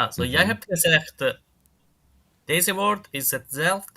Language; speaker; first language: Dutch; non-native, fluent; Italian